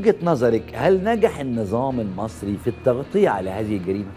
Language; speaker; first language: Arabic; native; Arabic